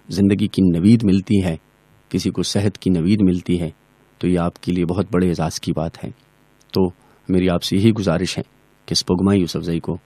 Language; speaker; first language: Urdu; non-native, local second language; Pashto